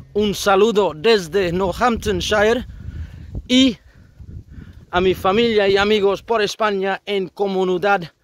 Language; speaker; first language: Spanish; early bilingual, other home language; English